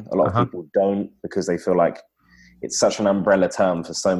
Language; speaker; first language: English; native; English